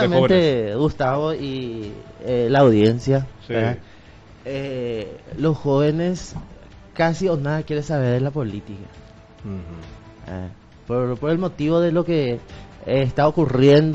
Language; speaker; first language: Spanish; native; Spanish